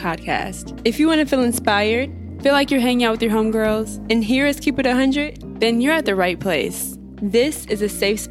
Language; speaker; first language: English; native; English